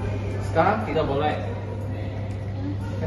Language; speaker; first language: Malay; non-native, local second language; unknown